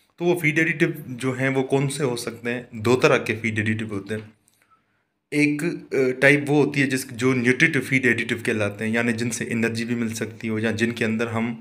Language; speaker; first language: Urdu; non-native, local second language; Sindhi